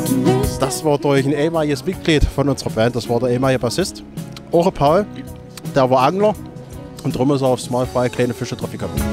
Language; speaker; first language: German; native; German